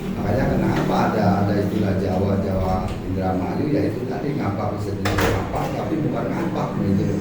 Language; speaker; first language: Indonesian; non-native, local second language; Javanese